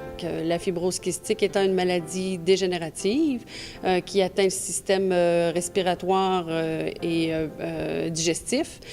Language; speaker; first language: French; native; French